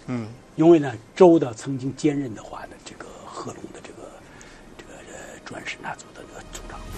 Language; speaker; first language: Chinese; native; Chinese